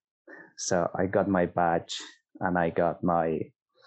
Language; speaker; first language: English; non-native, fluent; Persian